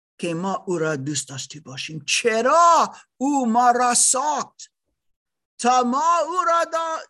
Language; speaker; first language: Persian; non-native, learner; German